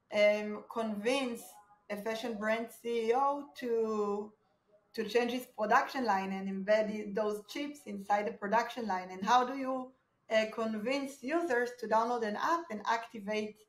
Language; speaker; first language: English; non-native, fluent; Hebrew